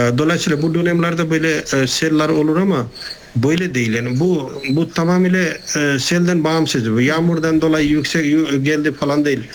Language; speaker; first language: Turkish; non-native, fluent; Nepali